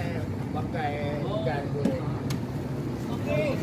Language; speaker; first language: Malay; non-native, learner; Filipino